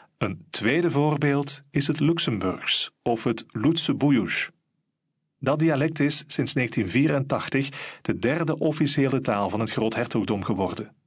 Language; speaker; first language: Dutch; native; Dutch